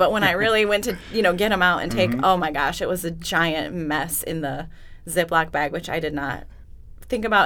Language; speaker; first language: English; native; English